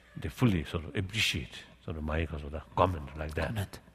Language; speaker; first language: English; non-native, learner; Tibetan